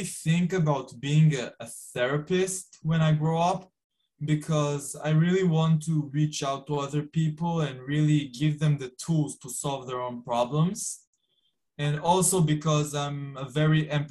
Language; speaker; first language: English; non-native, fluent; Hebrew